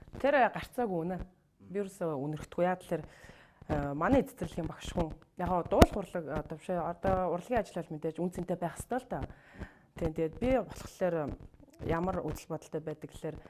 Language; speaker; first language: Mongolian; non-native, local second language; Kazakh